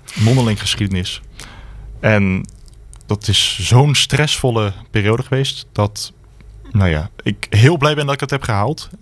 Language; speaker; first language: Dutch; native; Dutch